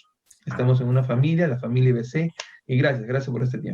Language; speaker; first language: Spanish; native; Spanish